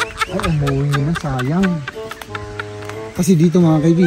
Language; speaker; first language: Filipino; non-native, learner; German